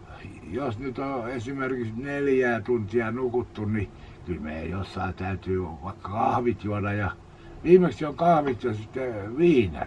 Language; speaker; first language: Finnish; native; Finnish